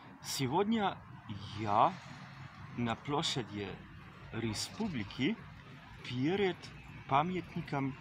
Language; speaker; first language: Russian; non-native, learner; Slovenian